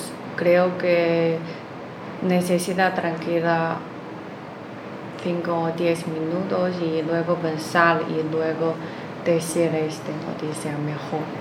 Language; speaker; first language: Spanish; non-native, learner; Chinese